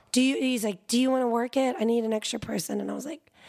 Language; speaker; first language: English; native; English